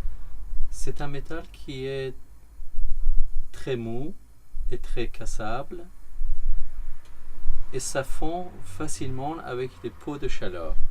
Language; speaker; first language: French; non-native, fluent; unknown